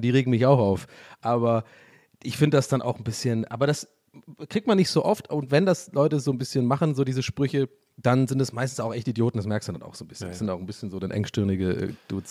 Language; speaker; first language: German; native; German